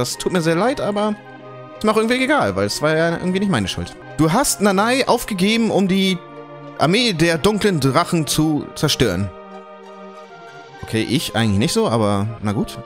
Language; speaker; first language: German; native; German